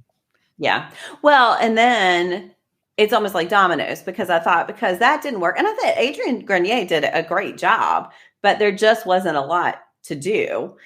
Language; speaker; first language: English; native; English